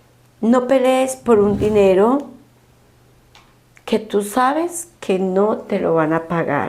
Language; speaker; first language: Spanish; native; Spanish